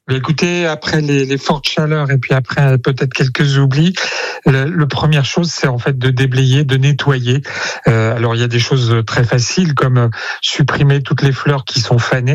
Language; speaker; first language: French; native; French